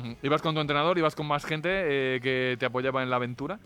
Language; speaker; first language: Spanish; native; Spanish